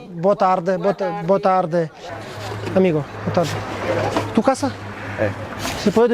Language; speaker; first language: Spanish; non-native, learner; Russian